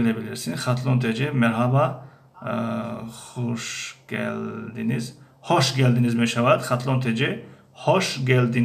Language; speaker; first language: Turkish; non-native, fluent; Tajik